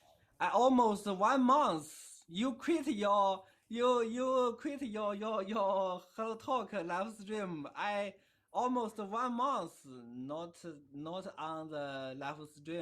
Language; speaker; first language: English; non-native, learner; Chinese